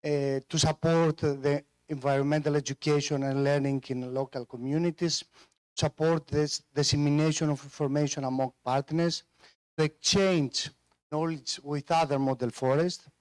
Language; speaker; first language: English; non-native, fluent; Greek